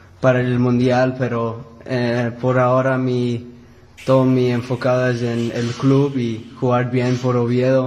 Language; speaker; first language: Spanish; early bilingual, heritage; English